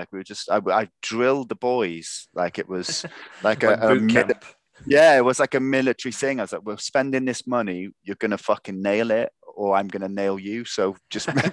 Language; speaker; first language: English; native; English